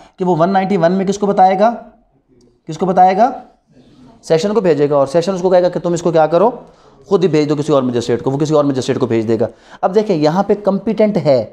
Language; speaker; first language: Urdu; non-native, local second language; Punjabi